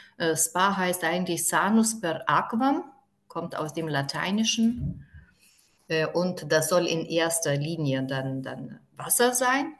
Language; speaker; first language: German; non-native, fluent; Lithuanian